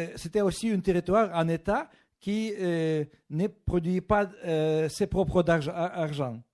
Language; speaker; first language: French; non-native, fluent; Russian